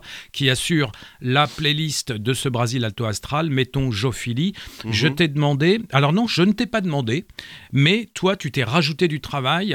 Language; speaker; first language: French; native; French